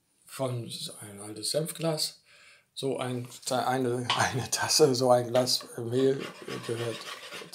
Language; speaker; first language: German; native; German